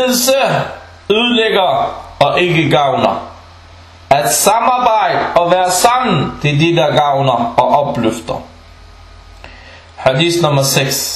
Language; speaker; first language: Danish; non-native, fluent; Arabic